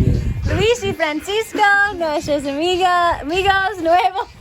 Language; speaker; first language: Spanish; non-native, learner; English